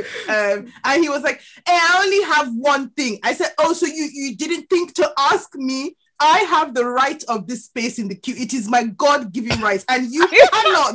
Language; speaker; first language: English; non-native, local second language; Igbo